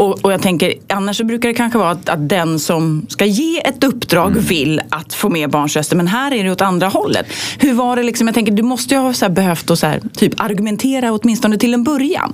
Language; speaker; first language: Swedish; native; Swedish